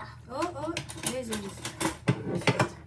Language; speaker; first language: Dutch; non-native, learner; Indonesian